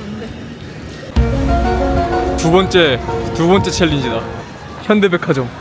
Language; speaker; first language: Korean; native; Korean